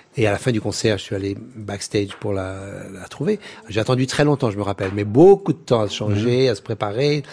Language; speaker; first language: French; native; French